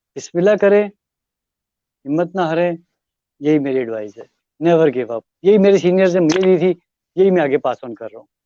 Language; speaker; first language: Urdu; non-native, local second language; Punjabi